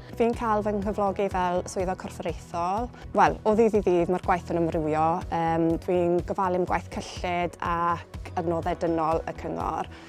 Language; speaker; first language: Welsh; native; Welsh